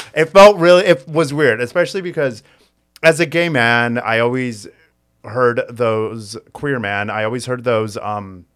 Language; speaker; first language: English; native; English